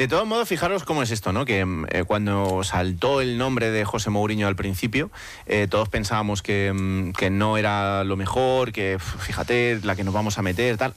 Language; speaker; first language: Spanish; native; Spanish